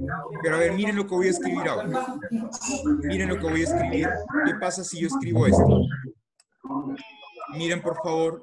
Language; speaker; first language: Spanish; native; Spanish